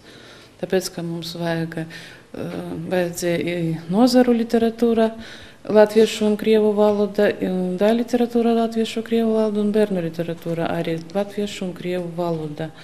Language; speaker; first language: Latvian; non-native, local second language; Russian